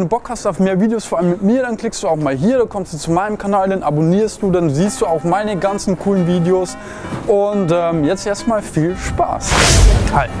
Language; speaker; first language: German; native; German